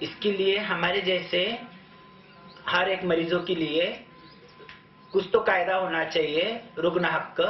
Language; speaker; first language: Hindi; non-native, local second language; Marathi